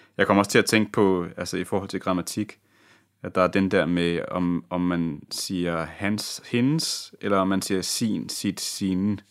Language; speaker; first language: Danish; native; Danish